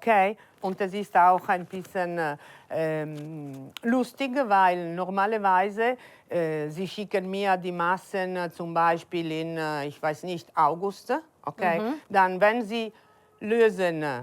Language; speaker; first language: German; non-native, learner; Italian